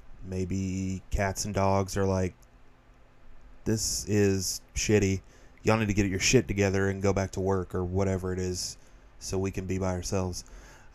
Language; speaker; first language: English; native; English